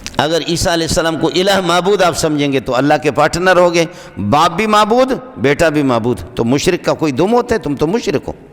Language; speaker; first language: Urdu; non-native, local second language; Pashto